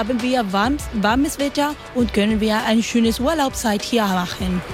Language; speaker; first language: German; non-native, learner; Spanish